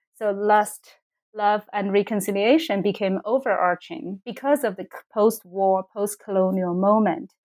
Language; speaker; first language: English; non-native, fluent; Chinese